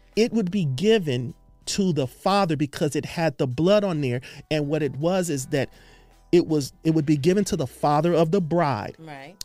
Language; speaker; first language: English; native; English